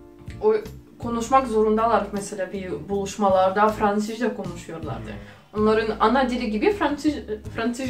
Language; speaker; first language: Turkish; non-native, fluent; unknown